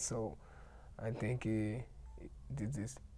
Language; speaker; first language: English; non-native, learner; Portuguese